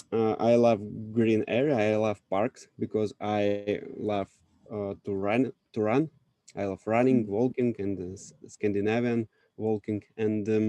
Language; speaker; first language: English; non-native, learner; Russian